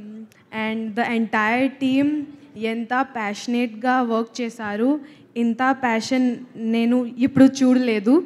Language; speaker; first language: Telugu; non-native, learner; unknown